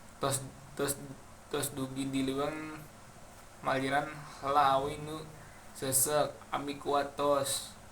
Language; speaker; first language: Sundanese; non-native, local second language; Indonesian